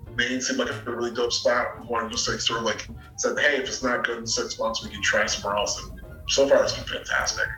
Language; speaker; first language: English; native; English